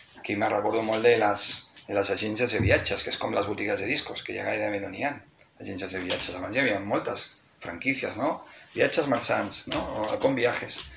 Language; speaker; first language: Catalan; non-native, local second language; Spanish